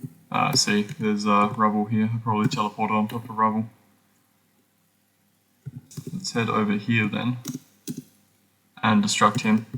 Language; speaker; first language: English; native; English